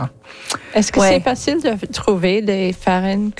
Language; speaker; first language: French; non-native, learner; English